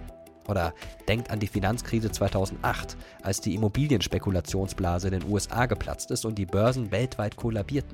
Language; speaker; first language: German; native; German